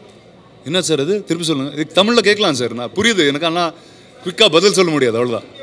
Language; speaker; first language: Tamil; non-native, learner; Telugu